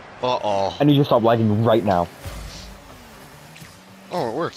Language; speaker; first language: English; native; English